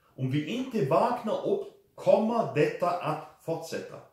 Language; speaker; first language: Swedish; non-native, fluent; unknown